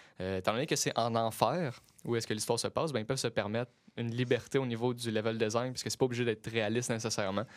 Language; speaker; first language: French; native; French